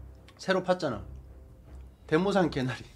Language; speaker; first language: Korean; native; Korean